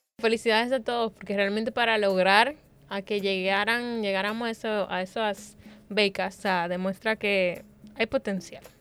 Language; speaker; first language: Spanish; native; Spanish